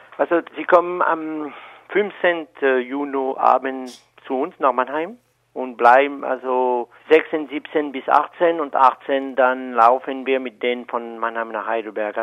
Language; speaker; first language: German; non-native, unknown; French